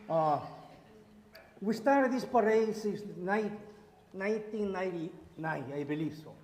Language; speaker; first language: English; non-native, learner; Spanish